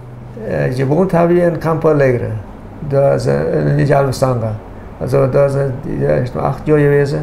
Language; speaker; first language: German; non-native, local second language; Low German